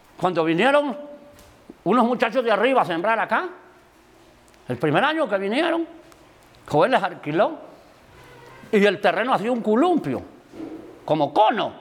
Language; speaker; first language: Spanish; native; Spanish